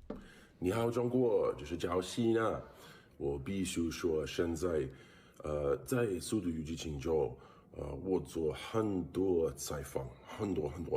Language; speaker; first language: Chinese; non-native, learner; English